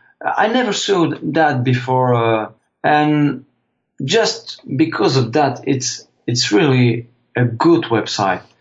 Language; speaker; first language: English; non-native, fluent; French